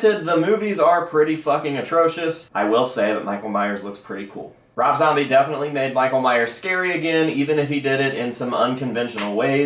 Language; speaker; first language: English; native; English